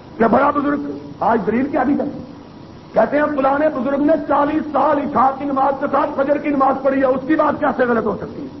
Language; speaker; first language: Urdu; non-native, local second language; Punjabi